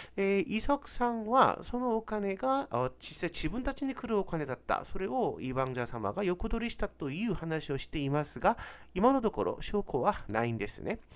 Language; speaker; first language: Japanese; non-native, fluent; Korean